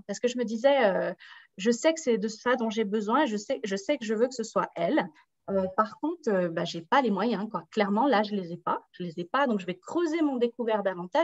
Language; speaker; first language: French; native; French